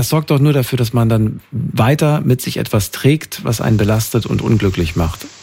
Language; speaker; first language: German; native; German